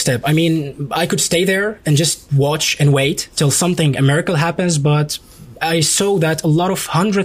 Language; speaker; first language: English; non-native, fluent; Arabic